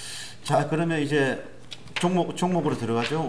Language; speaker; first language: Korean; native; Korean